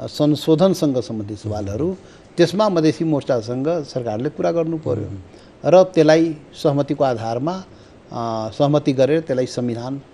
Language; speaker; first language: Nepali; non-native, local second language; Maithili